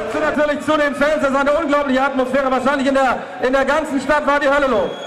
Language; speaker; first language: German; native; German